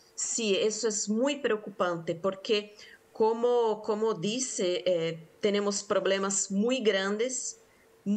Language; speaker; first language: Spanish; non-native, fluent; Portuguese